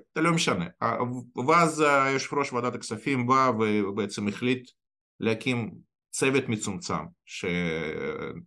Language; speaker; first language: Hebrew; non-native, fluent; Russian